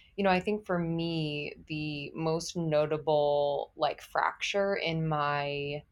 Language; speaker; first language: English; native; English